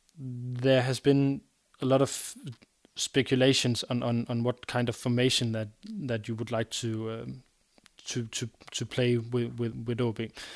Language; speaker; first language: English; non-native, fluent; Danish